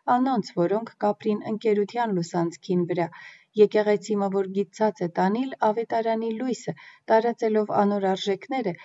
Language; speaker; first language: Armenian; native; Armenian